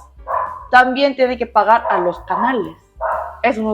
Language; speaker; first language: Spanish; non-native, learner; Korean